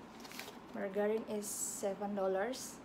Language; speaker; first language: English; non-native, learner; Indonesian